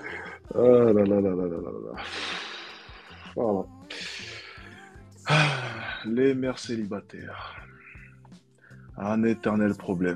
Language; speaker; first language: French; native; French